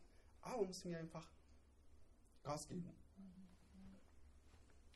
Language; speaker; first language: German; non-native, learner; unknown